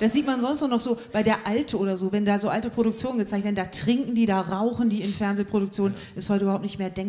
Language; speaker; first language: German; native; German